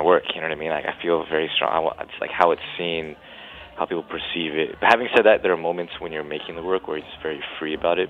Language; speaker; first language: English; non-native, local second language; Cantonese